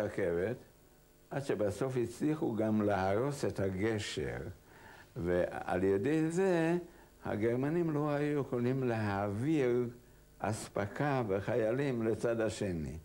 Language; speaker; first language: Hebrew; non-native, fluent; Hungarian